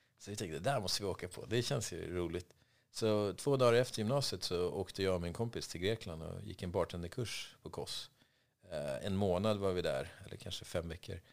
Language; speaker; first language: Swedish; native; Swedish